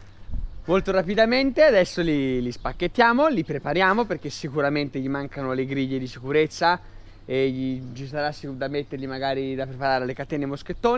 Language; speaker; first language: Italian; native; Italian